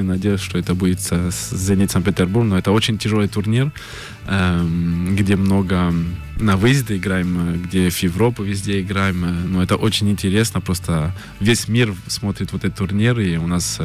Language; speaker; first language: Russian; early bilingual, heritage; French